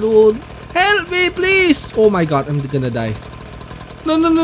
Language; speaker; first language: English; non-native, learner; Indonesian